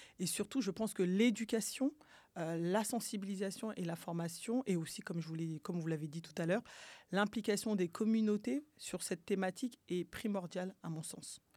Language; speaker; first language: French; early bilingual, other home language; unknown